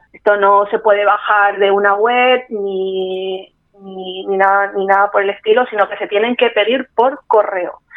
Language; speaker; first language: Spanish; native; Spanish